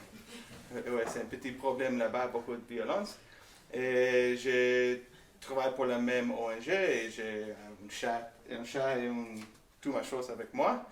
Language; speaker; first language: French; non-native, learner; English